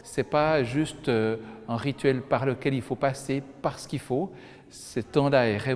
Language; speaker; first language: French; native; French